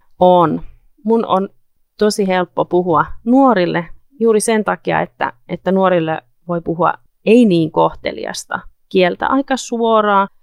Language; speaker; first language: Finnish; native; Finnish